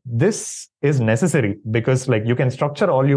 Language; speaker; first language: English; non-native, local second language; Tamil